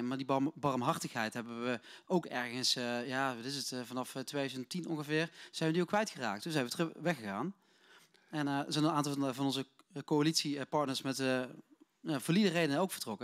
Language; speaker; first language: Dutch; native; Dutch